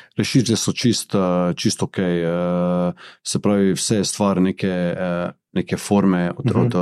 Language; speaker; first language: Slovenian; early bilingual, other home language; Bosnian